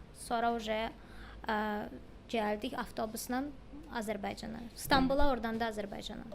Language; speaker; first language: Azerbaijani; early bilingual, heritage; Azerbaijani